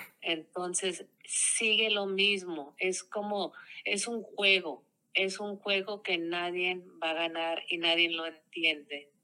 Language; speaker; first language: Spanish; early bilingual, heritage; Spanish